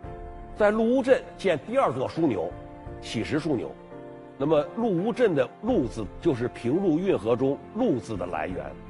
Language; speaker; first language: Chinese; native; Chinese